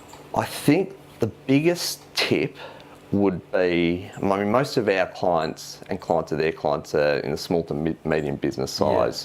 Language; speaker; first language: English; native; English